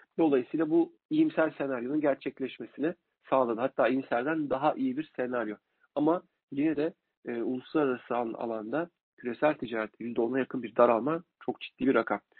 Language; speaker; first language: Turkish; native; Turkish